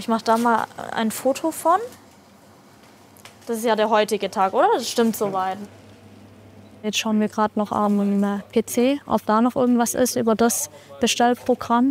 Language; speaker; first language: German; native; German